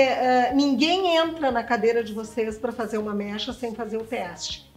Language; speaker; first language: Portuguese; native; Portuguese